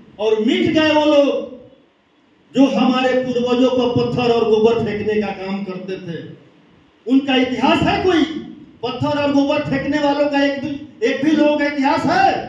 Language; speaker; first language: Hindi; native; Hindi